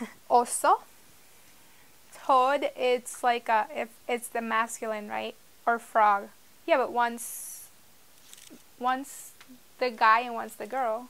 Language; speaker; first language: English; early bilingual, other home language; Spanish